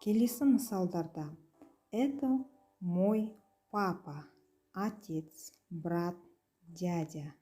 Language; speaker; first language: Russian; non-native, local second language; Kazakh